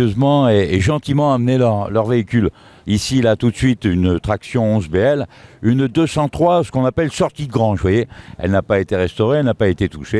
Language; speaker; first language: French; native; French